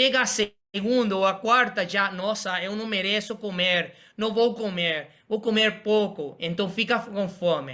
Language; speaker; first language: Portuguese; non-native, fluent; Spanish